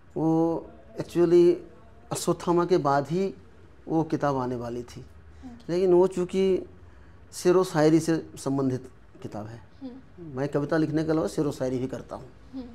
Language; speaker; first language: Hindi; non-native, local second language; Bangla